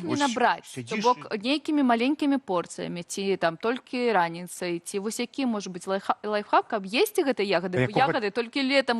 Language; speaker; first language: Belarusian; native; Belarusian